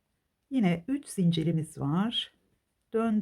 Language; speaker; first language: Turkish; native; Turkish